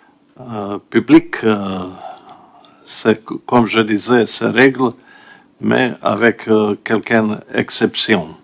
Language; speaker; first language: French; non-native, learner; Bosnian